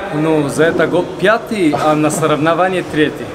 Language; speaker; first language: Russian; non-native, learner; Bulgarian